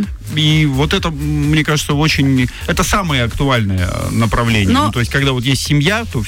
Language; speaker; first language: Russian; native; Russian